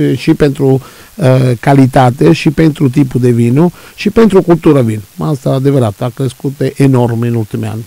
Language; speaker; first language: Romanian; non-native, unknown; Italian